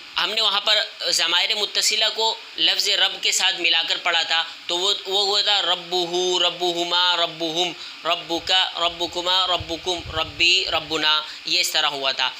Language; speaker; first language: Urdu; native; Urdu